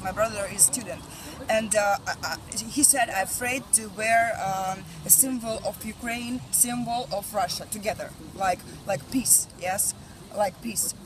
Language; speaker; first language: English; non-native, learner; Russian